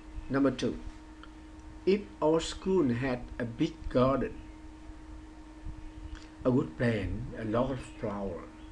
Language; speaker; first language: English; non-native, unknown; Vietnamese